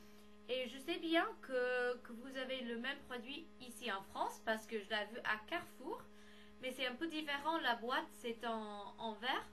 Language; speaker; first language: French; non-native, learner; English